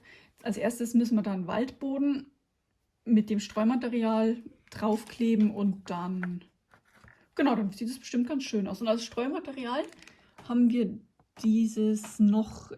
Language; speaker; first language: German; native; German